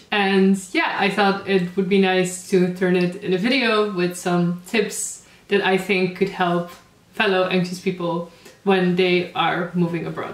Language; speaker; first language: English; non-native, fluent; Dutch